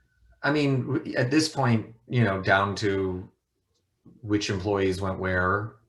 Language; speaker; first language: English; native; English